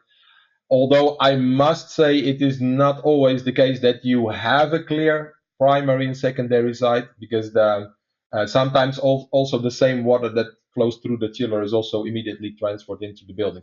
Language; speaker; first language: English; non-native, fluent; Dutch